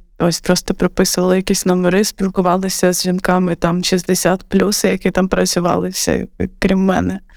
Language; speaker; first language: Ukrainian; non-native, local second language; Russian